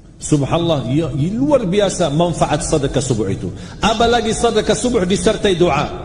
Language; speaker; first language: Malay; non-native, fluent; Arabic